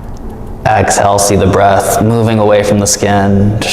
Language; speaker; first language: English; native; English